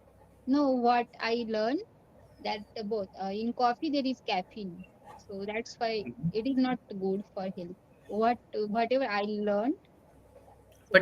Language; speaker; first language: English; non-native, learner; Marathi